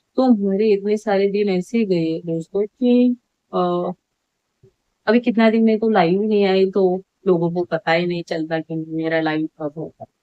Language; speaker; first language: Hindi; non-native, local second language; Marathi